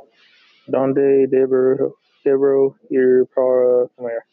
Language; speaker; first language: Spanish; non-native, learner; English